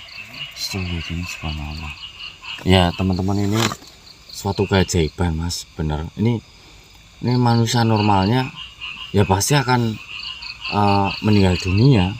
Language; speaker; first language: Indonesian; non-native, local second language; Javanese